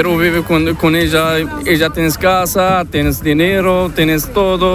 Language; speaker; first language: Spanish; non-native, learner; Arabic